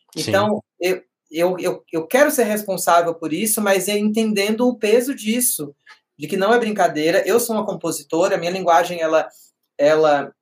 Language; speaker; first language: Portuguese; native; Portuguese